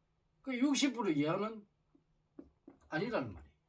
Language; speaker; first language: Korean; native; Korean